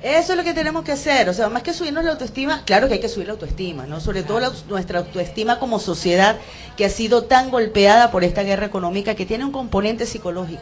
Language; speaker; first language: Spanish; native; Spanish